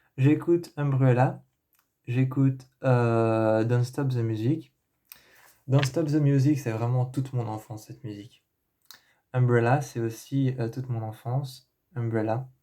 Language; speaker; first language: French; early bilingual, other home language; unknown